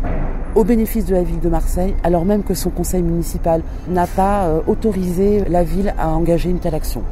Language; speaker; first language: French; native; French